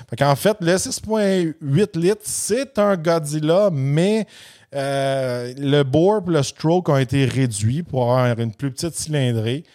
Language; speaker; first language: French; native; French